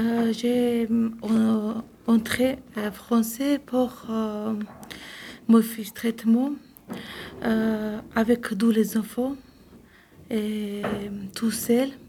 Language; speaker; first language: French; non-native, learner; Georgian